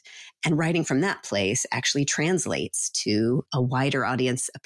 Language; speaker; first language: English; native; English